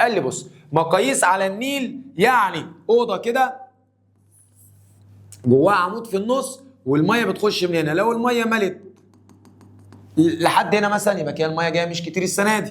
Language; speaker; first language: Arabic; native; Arabic